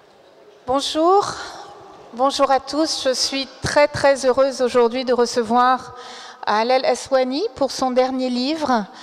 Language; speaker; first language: French; native; French